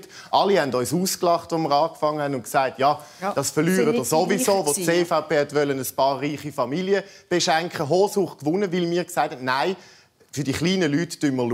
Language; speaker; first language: German; native; German